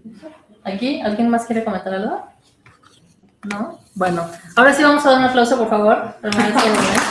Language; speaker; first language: Spanish; native; Spanish